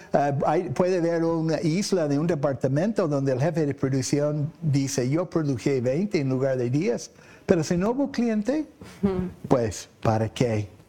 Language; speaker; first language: Spanish; non-native, fluent; English